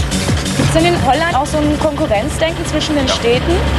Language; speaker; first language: German; native; German